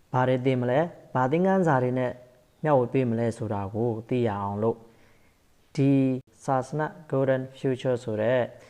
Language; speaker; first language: Burmese; native; Burmese